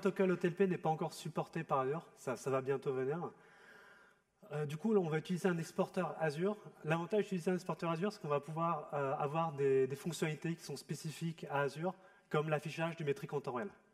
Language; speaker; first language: French; native; French